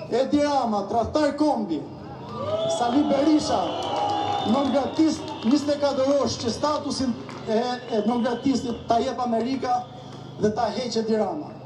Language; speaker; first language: Albanian; native; Albanian